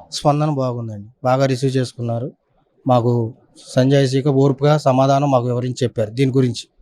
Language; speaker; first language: Telugu; native; Telugu